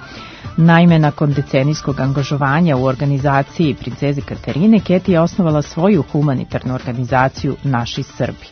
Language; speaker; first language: Serbian; native; Serbian